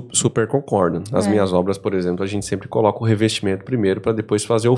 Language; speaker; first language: Portuguese; native; Portuguese